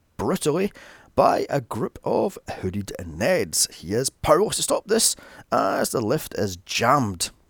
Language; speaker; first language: English; native; English